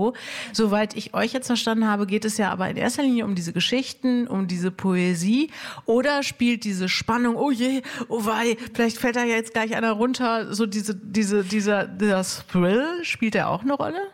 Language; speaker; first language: German; native; German